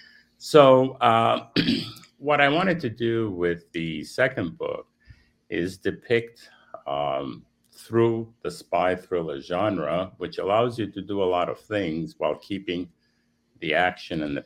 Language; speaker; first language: English; non-native, fluent; Romanian